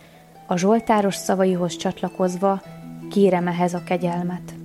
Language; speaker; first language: Hungarian; native; Hungarian